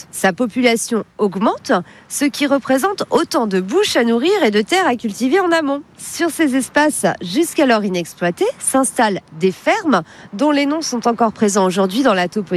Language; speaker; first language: French; native; French